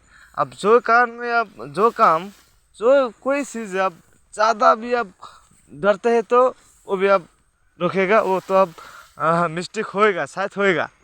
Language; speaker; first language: Hindi; non-native, local second language; Bangla